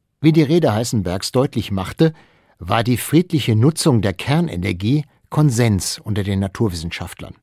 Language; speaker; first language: German; native; German